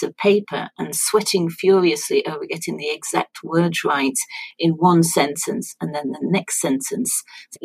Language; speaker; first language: English; native; English